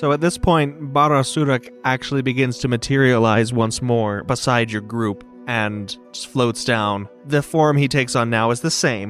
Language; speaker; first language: English; native; English